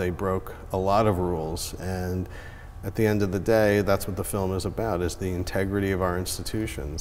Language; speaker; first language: English; native; English